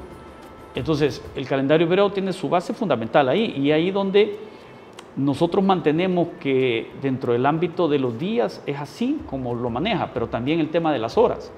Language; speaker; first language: Spanish; native; Spanish